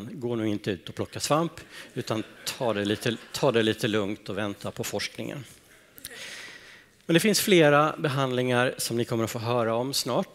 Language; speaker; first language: Swedish; native; Swedish